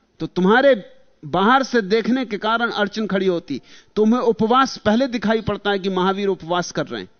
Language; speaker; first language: Hindi; native; Hindi